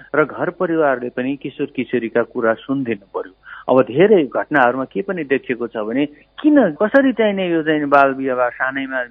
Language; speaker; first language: Nepali; native; Nepali